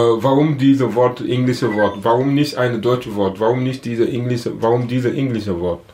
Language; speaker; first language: German; non-native, learner; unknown